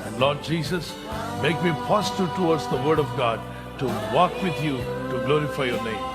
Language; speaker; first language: English; non-native, local second language; Telugu